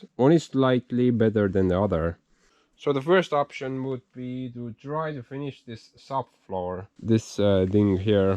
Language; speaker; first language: English; non-native, fluent; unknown